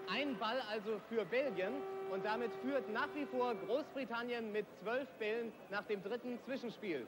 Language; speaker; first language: German; native; German